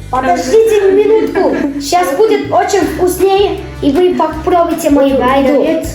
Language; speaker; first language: Russian; non-native, local second language; Kazakh